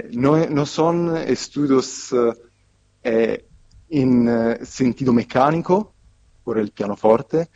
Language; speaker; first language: Spanish; non-native, fluent; Italian